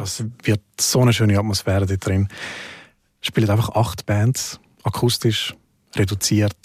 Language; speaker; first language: German; native; German